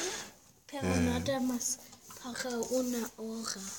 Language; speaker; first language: Spanish; early bilingual, heritage; Spanish